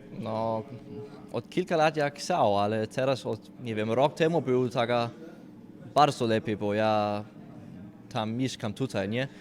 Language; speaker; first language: Polish; non-native, learner; Danish